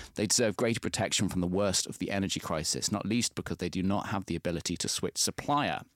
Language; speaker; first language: English; native; English